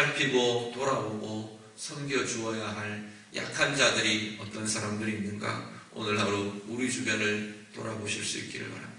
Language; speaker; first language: Korean; native; Korean